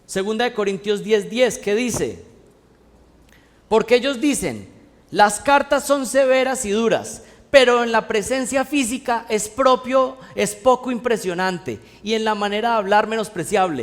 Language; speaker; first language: Spanish; native; Spanish